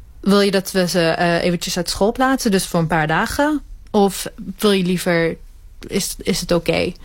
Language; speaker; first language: Dutch; early bilingual, other home language; Hebrew